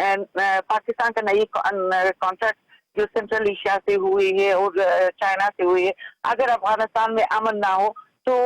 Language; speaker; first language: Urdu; non-native, fluent; Persian